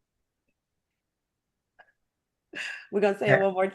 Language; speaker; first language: English; native; English